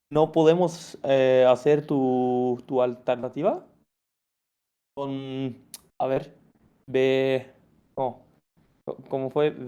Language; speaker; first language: Spanish; non-native, fluent; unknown